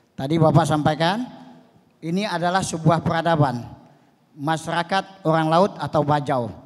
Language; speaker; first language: Indonesian; native; Indonesian